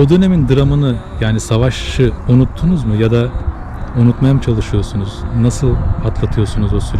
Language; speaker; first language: Turkish; native; Turkish